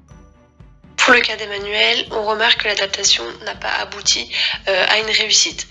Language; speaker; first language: French; native; French